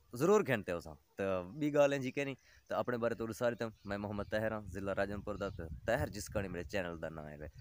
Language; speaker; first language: Punjabi; non-native, local second language; Baluchi